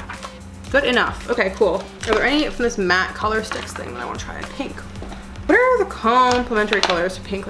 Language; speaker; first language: English; native; English